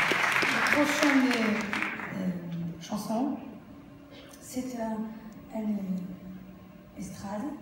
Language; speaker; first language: French; non-native, learner; Portuguese